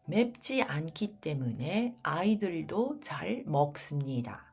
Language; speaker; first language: Korean; early bilingual, heritage; Japanese